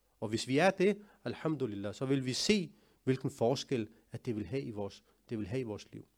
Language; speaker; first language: Danish; early bilingual, other home language; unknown